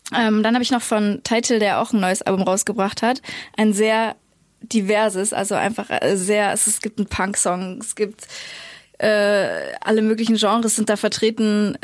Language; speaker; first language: German; native; German